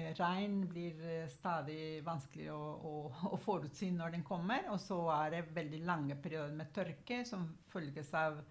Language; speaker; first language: Norwegian; non-native, fluent; Spanish